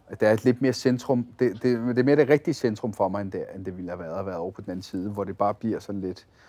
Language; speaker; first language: Danish; early bilingual, other home language; Italian